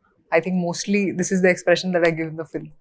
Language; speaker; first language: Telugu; non-native, fluent; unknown